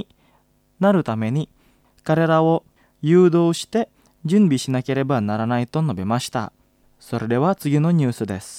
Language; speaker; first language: Japanese; non-native, fluent; Indonesian